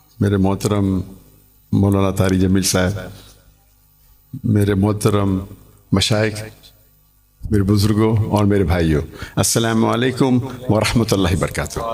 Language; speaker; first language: Urdu; non-native, local second language; English